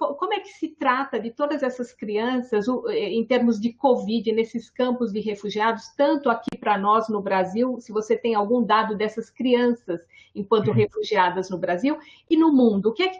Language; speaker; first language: Portuguese; native; Portuguese